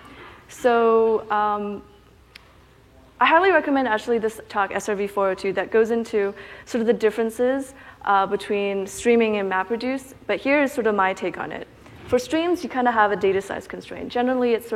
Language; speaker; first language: English; native; English